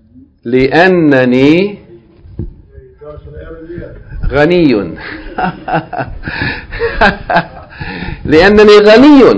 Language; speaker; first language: Arabic; non-native, fluent; English